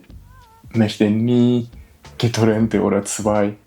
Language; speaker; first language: German; non-native, learner; Japanese